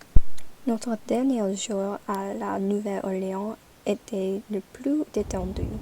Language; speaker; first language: French; non-native, learner; English